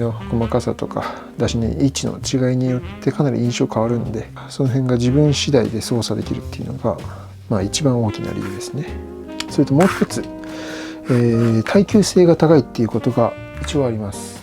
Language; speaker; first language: Japanese; native; Japanese